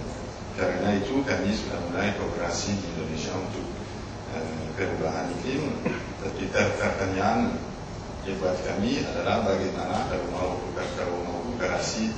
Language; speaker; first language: Indonesian; non-native, learner; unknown